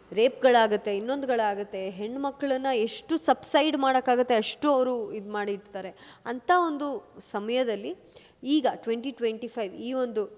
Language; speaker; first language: Kannada; non-native, local second language; Kodava